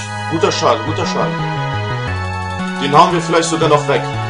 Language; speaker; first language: German; native; German